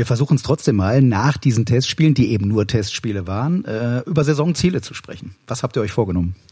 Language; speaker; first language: German; native; German